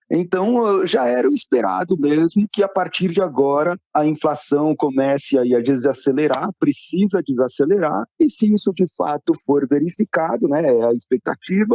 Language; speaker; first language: Portuguese; native; Portuguese